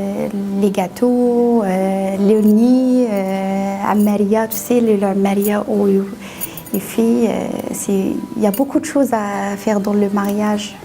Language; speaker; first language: French; non-native, learner; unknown